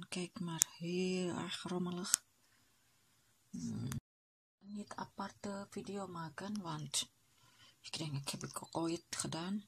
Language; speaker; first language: Dutch; non-native, learner; Indonesian